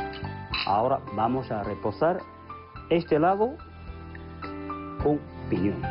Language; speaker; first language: Spanish; non-native, fluent; Chinese